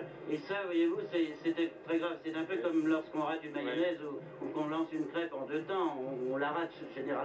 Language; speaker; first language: French; native; French